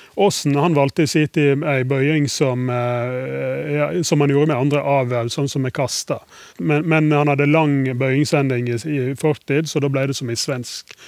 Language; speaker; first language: Norwegian; native; Norwegian